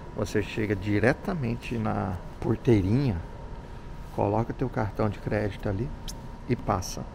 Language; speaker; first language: Portuguese; early bilingual, other home language; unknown